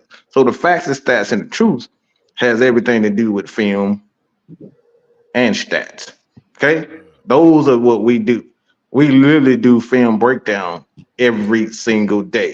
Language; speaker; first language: English; native; English